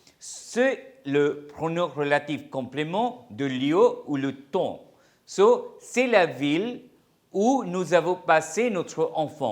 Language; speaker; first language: French; non-native, fluent; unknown